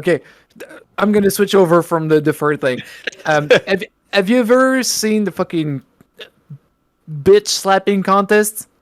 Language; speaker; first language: English; native; English